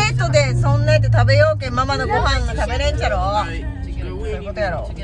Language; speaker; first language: Japanese; native; Japanese